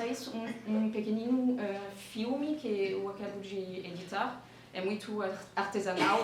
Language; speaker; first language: Portuguese; non-native, fluent; French